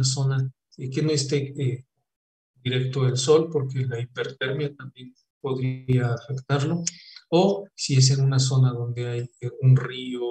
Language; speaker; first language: Spanish; native; Spanish